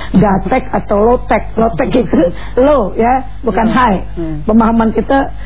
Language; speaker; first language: Indonesian; native; Indonesian